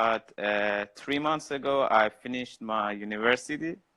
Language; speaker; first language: English; non-native, learner; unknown